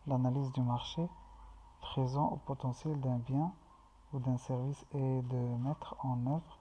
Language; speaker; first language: French; non-native, local second language; Arabic